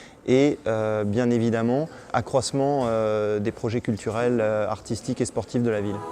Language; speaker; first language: French; native; French